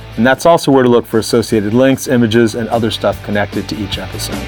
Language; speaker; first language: English; native; English